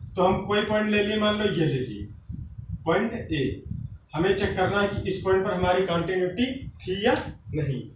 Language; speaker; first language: Hindi; native; Hindi